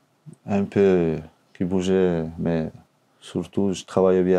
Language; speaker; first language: French; non-native, learner; Albanian